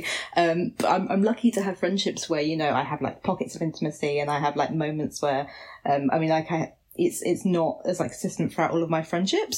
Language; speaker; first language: English; native; English